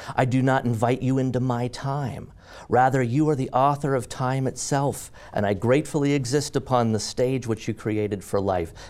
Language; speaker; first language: English; native; English